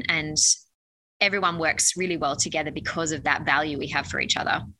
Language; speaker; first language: English; native; English